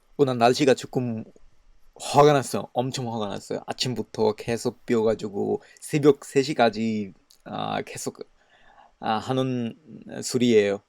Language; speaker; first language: Korean; non-native, learner; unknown